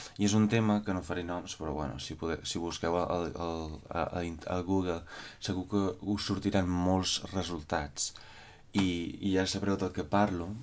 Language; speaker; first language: Catalan; non-native, fluent; Italian